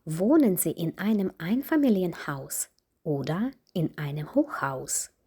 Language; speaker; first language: German; non-native, fluent; Ukrainian